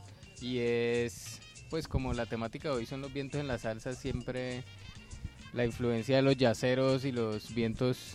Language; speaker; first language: Spanish; native; Spanish